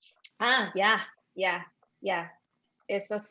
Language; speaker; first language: Spanish; early bilingual, heritage; Spanish